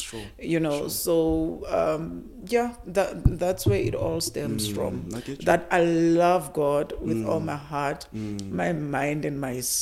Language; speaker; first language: English; non-native, local second language; Zulu